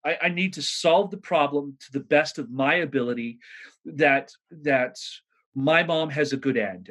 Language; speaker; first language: English; native; English